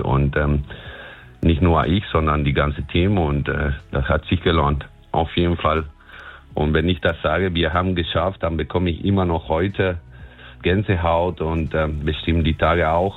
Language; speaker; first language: German; non-native, fluent; Spanish